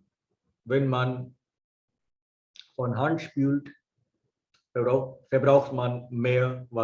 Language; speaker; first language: German; non-native, fluent; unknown